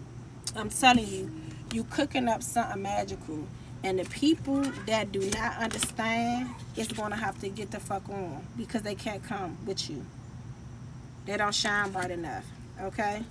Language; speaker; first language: English; native; English